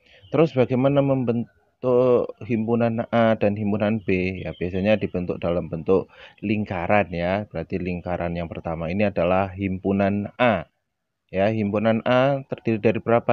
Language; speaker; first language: Indonesian; native; Indonesian